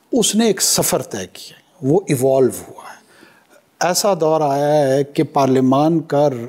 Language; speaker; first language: Urdu; non-native, local second language; Pashto